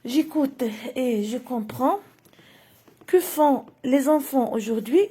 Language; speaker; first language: French; non-native, local second language; Arabic